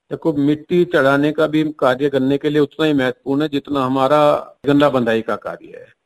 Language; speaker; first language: Hindi; native; Hindi